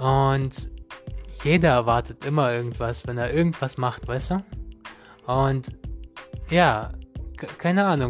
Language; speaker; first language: German; non-native, learner; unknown